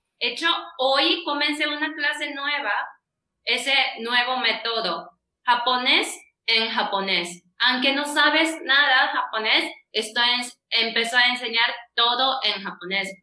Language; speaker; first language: Spanish; non-native, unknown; Japanese